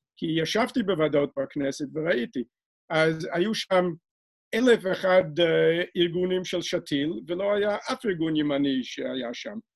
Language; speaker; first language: Hebrew; non-native, fluent; English